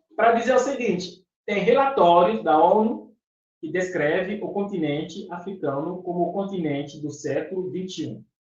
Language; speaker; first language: Portuguese; non-native, fluent; Fon